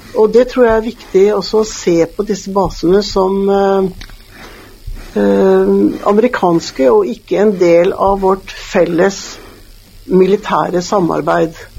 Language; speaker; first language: Norwegian; native; Norwegian